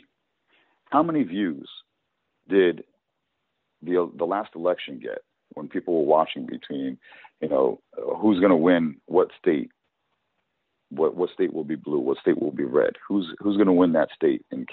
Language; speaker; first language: English; native; English